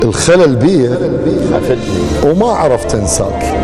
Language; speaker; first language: Arabic; native; Arabic